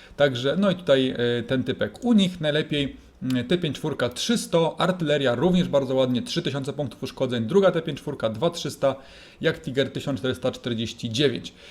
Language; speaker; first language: Polish; native; Polish